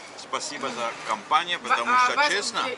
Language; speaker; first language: Russian; non-native, learner; English